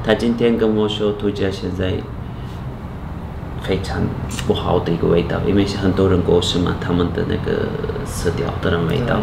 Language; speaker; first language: Chinese; non-native, fluent; Turkish